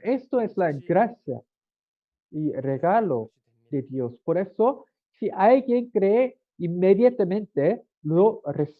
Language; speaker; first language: Spanish; non-native, learner; Korean